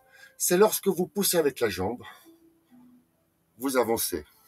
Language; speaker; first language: French; native; French